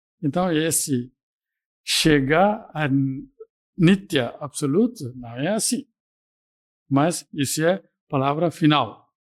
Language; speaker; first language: Portuguese; non-native, fluent; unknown